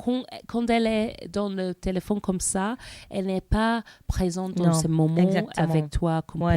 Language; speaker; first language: French; non-native, learner; English